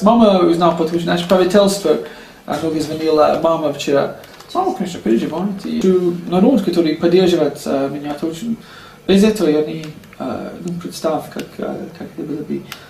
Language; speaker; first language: Russian; non-native, learner; English